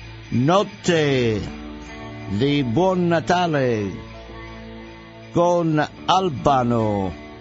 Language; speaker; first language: Italian; native; Italian